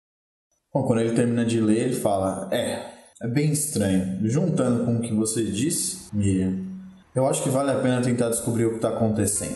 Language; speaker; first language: Portuguese; native; Portuguese